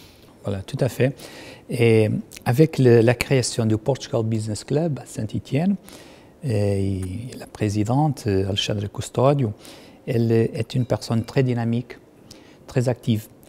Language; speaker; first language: French; non-native, fluent; Portuguese